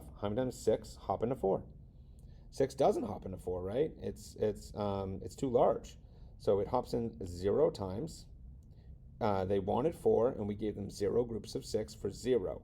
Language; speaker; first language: English; native; English